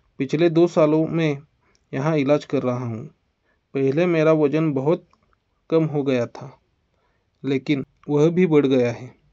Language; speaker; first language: Hindi; non-native, local second language; Marathi